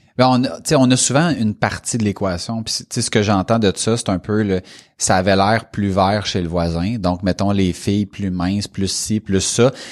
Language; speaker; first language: French; native; French